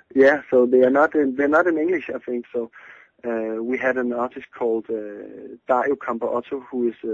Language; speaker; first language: English; non-native, fluent; Danish